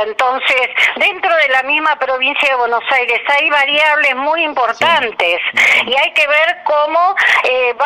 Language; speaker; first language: Spanish; native; Spanish